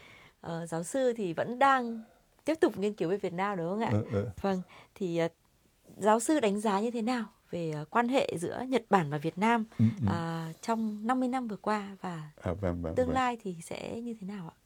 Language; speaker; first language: Vietnamese; native; Vietnamese